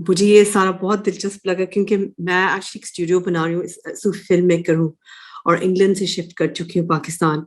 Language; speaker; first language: Hindi; early bilingual, heritage; Urdu